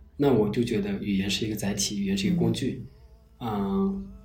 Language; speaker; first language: Chinese; non-native, local second language; Tibetan